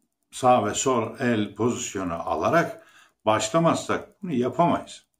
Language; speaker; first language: Turkish; native; Turkish